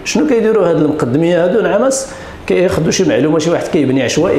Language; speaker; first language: Arabic; native; Arabic